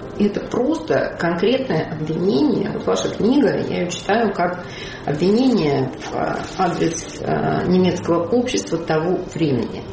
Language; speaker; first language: Russian; native; Russian